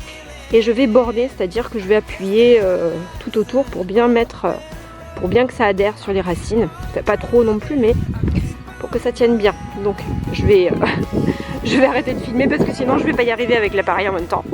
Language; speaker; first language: French; native; French